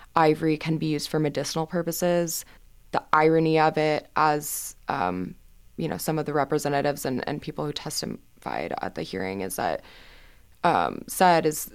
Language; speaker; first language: English; native; English